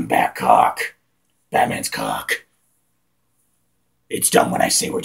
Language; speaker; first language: English; native; English